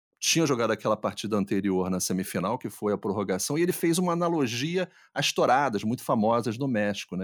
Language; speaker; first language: Portuguese; native; Portuguese